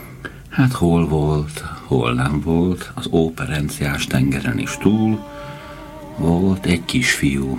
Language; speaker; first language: Hungarian; native; Hungarian